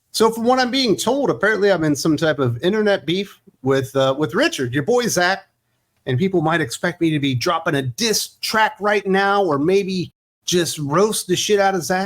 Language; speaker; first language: English; native; English